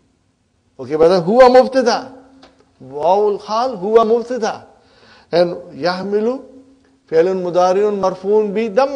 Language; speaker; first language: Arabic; non-native, fluent; English